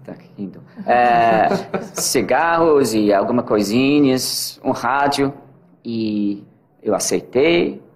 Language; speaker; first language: Portuguese; non-native, learner; English